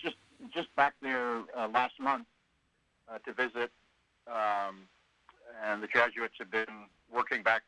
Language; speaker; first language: English; native; English